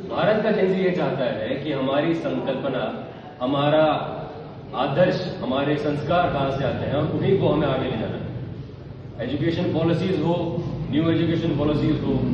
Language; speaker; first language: Hindi; non-native, local second language; Marathi